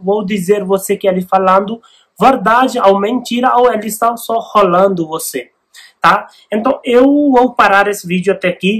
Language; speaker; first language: Portuguese; non-native, learner; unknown